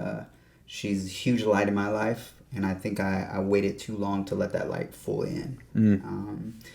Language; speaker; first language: English; native; English